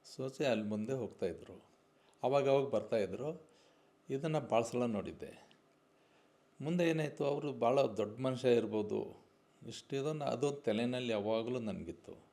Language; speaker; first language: Kannada; non-native, local second language; Urdu